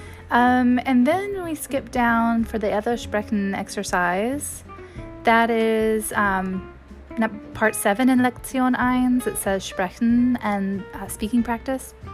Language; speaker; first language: English; native; English